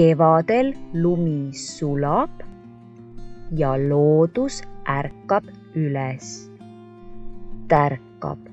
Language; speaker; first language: Estonian; non-native, local second language; Russian